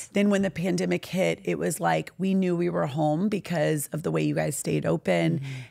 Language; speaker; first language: English; native; English